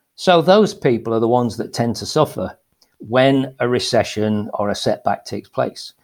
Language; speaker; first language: English; native; English